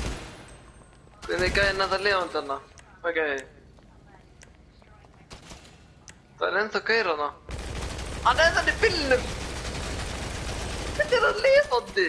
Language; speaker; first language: Icelandic; early bilingual, heritage; Icelandic